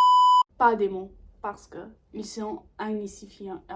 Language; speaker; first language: French; non-native, learner; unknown